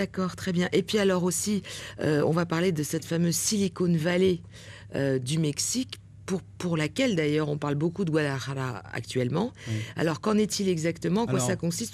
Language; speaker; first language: French; native; French